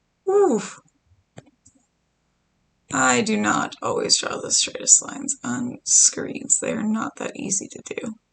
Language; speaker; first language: English; native; English